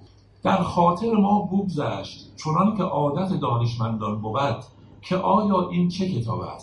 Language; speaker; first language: Persian; native; Persian